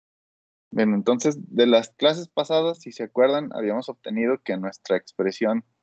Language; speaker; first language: Spanish; native; Spanish